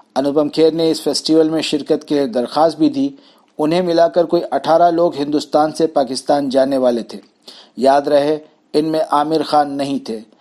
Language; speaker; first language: Urdu; native; Urdu